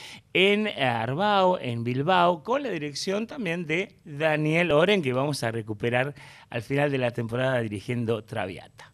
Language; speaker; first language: Spanish; native; Spanish